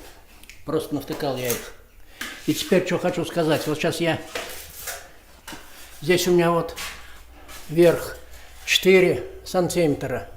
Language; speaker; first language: Russian; native; Russian